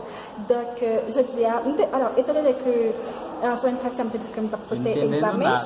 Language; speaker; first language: French; non-native, local second language; Haitian Creole